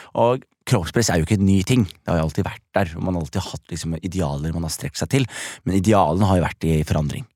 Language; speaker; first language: Norwegian; early bilingual, other home language; Somali